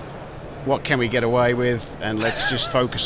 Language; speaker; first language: English; native; English